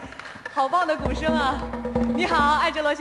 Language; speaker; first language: Chinese; native; Chinese